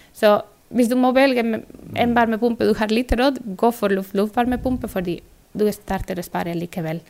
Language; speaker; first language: Norwegian; non-native, fluent; Spanish